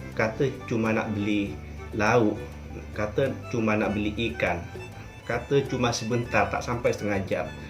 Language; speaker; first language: Indonesian; native; Indonesian